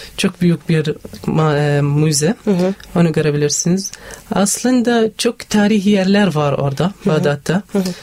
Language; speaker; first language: Turkish; non-native, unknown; Arabic